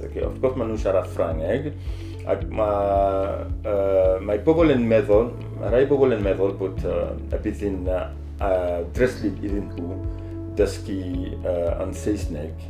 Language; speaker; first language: Welsh; non-native, learner; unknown